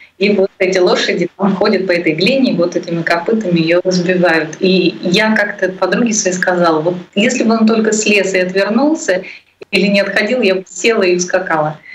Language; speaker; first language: Russian; native; Russian